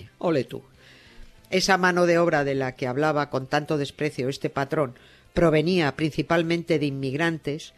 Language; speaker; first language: Spanish; native; Spanish